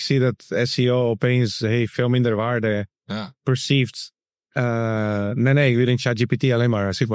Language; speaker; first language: Dutch; non-native, learner; Spanish